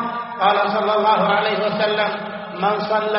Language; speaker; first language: Arabic; native; Arabic